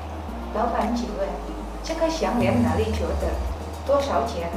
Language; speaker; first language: Chinese; non-native, learner; Indonesian